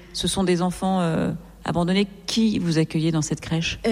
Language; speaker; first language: French; native; French